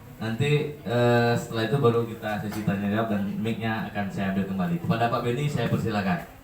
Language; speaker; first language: Indonesian; native; Indonesian